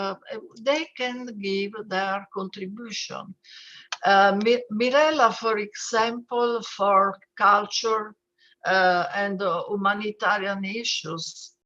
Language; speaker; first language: English; non-native, fluent; Italian